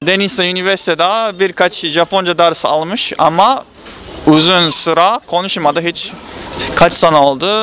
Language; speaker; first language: Turkish; non-native, learner; Japanese